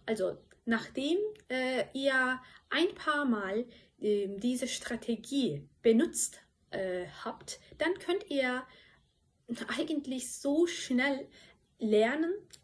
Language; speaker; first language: German; non-native, fluent; Turkish